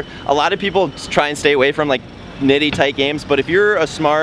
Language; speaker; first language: English; native; English